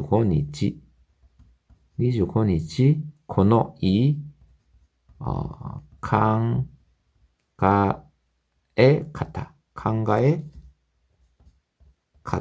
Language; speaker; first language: Japanese; non-native, fluent; Korean